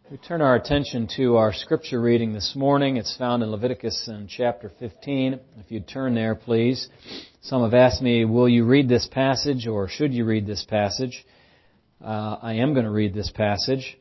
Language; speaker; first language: English; native; English